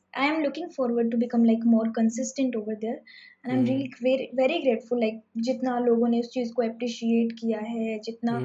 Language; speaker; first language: English; non-native, local second language; Hindi